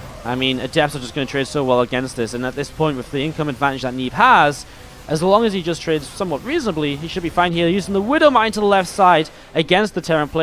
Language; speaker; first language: English; native; English